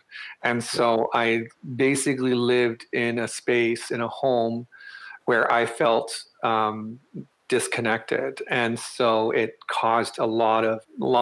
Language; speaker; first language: English; native; English